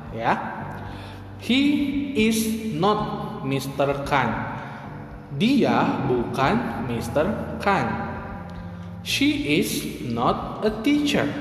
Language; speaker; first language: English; non-native, fluent; Indonesian